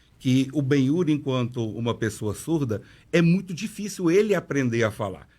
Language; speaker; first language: Portuguese; non-native, local second language; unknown